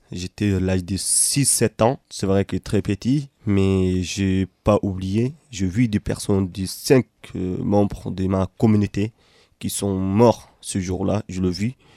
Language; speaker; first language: French; non-native, fluent; Arabic